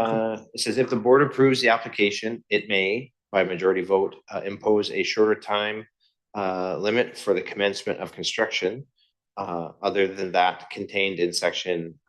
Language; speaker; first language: English; native; English